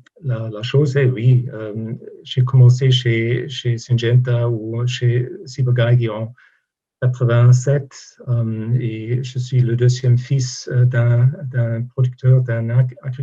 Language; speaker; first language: French; non-native, fluent; German